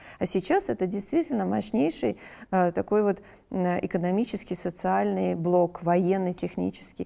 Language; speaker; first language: Russian; native; Russian